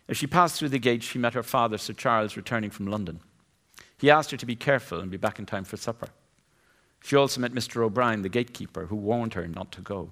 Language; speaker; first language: English; native; English